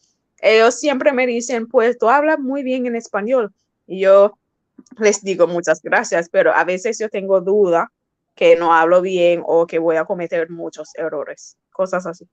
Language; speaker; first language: Spanish; non-native, fluent; English